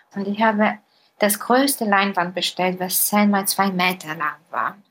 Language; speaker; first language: German; non-native, fluent; Bulgarian